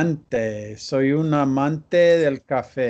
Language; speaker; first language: Spanish; non-native, learner; English